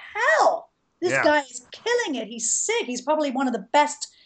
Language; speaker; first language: English; native; English